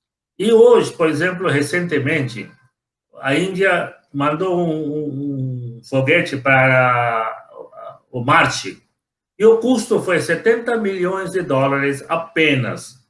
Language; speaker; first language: Portuguese; non-native, fluent; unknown